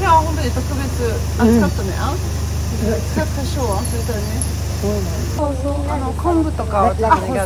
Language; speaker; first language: Japanese; native; Japanese